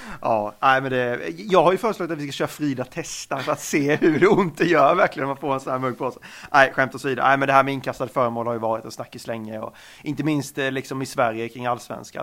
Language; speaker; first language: Swedish; native; Swedish